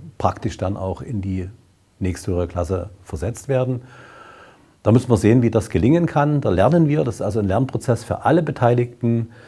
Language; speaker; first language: German; native; German